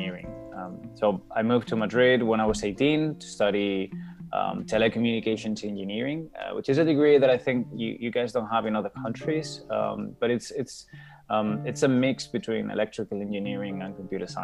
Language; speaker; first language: English; non-native, fluent; Spanish